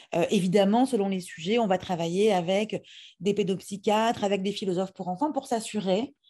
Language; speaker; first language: French; native; French